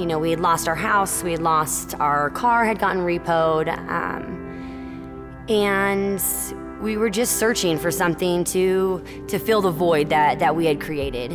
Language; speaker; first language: English; native; English